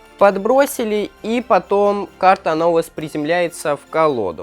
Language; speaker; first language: Russian; native; Russian